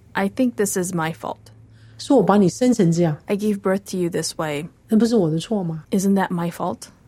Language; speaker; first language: English; early bilingual, other home language; Chinese